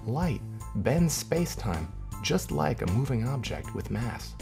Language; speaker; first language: English; native; English